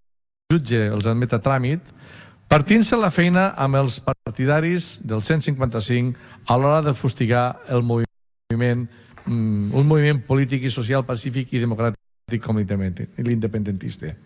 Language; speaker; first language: Catalan; native; Catalan